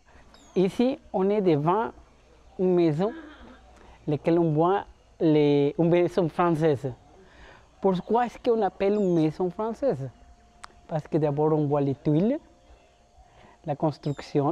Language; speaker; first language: French; non-native, fluent; Spanish